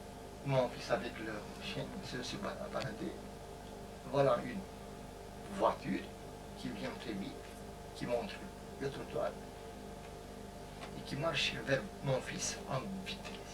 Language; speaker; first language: French; non-native, fluent; Romanian